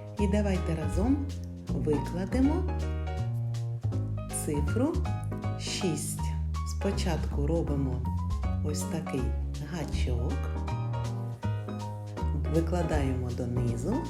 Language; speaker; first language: Ukrainian; native; Ukrainian